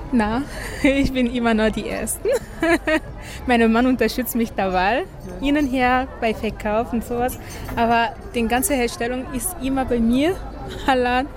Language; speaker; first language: German; non-native, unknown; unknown